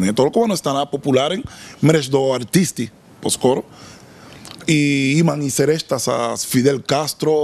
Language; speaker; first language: Bulgarian; non-native, learner; Spanish